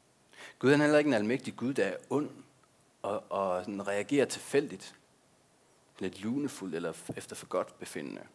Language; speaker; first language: Danish; native; Danish